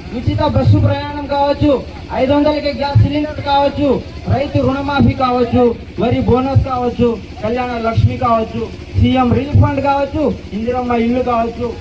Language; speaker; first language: Telugu; native; Telugu